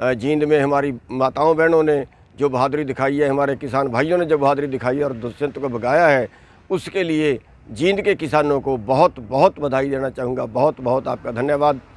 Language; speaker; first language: Hindi; native; Hindi